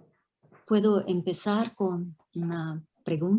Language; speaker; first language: Spanish; non-native, fluent; Portuguese